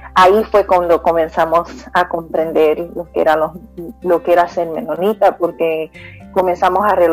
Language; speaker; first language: Spanish; early bilingual, heritage; Spanish